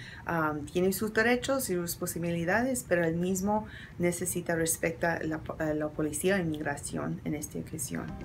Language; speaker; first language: Spanish; non-native, learner; English